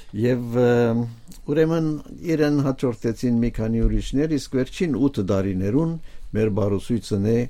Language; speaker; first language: Armenian; native; Armenian